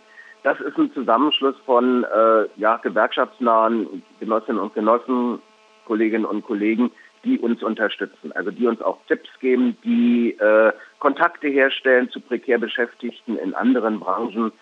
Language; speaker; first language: German; native; German